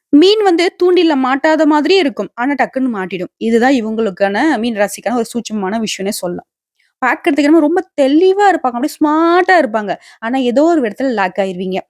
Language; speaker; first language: Tamil; native; Tamil